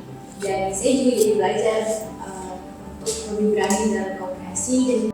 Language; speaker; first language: Indonesian; early bilingual, heritage; Indonesian